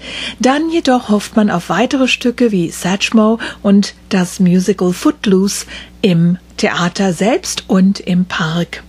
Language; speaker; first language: German; native; German